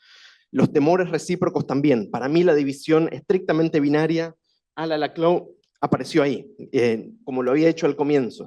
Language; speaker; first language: Spanish; native; Spanish